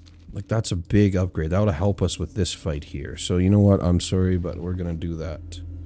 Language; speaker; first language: English; native; English